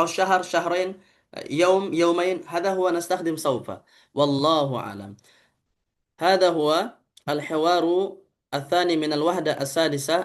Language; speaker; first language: Arabic; non-native, fluent; Indonesian